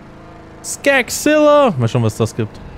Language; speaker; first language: German; native; German